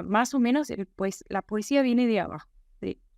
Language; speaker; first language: Spanish; non-native, fluent; English